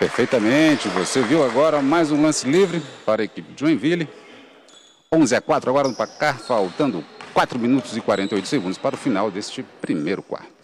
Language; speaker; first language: Portuguese; native; Portuguese